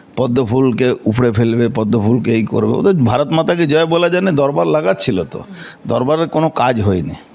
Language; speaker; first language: Bangla; non-native, local second language; Hindi